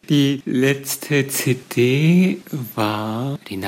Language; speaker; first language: German; non-native, fluent; Korean